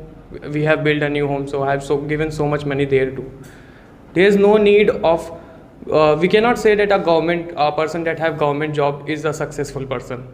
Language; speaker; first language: English; non-native, local second language; Hindi